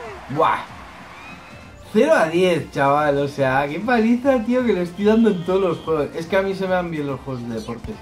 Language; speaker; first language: Spanish; native; Spanish